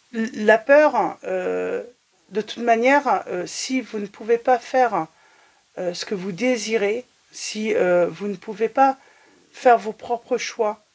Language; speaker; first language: French; native; French